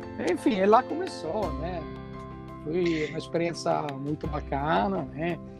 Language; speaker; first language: Portuguese; non-native, fluent; Italian